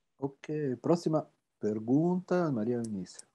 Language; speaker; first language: Portuguese; non-native, fluent; Italian